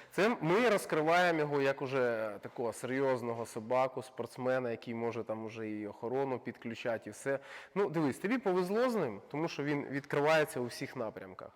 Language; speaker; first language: Ukrainian; non-native, local second language; Russian